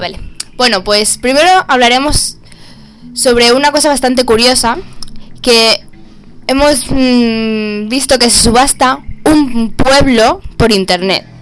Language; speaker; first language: Spanish; native; Spanish